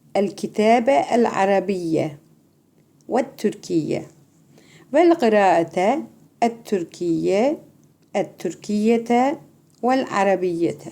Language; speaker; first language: Arabic; non-native, fluent; Turkish